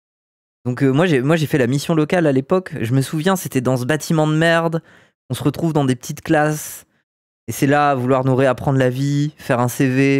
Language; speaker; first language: French; native; French